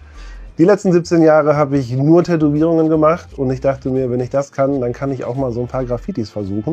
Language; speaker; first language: German; native; German